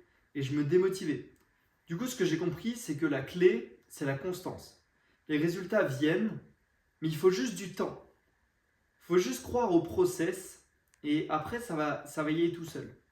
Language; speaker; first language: French; native; French